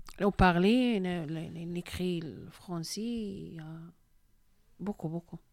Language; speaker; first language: French; non-native, local second language; Arabic